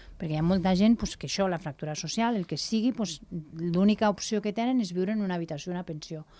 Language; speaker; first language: Catalan; non-native, local second language; Spanish